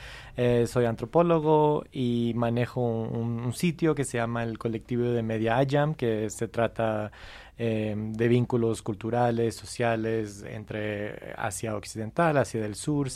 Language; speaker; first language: Spanish; non-native, fluent; English